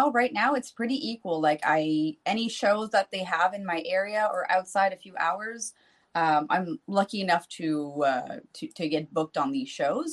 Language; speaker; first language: English; non-native, fluent; French